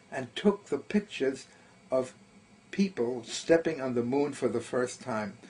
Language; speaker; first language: English; early bilingual, other home language; German